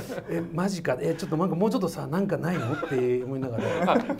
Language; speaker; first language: Japanese; native; Japanese